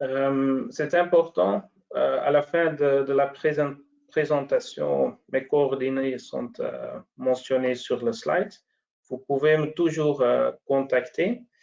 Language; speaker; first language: French; non-native, local second language; Dutch